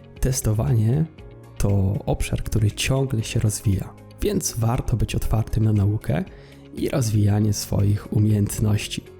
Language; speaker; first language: Polish; native; Polish